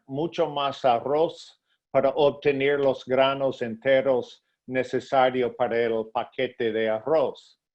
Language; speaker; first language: Spanish; non-native, fluent; English